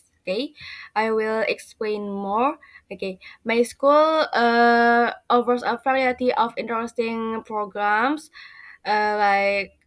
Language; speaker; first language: English; non-native, learner; Indonesian